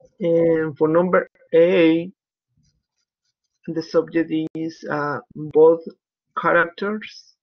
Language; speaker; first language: English; non-native, learner; Spanish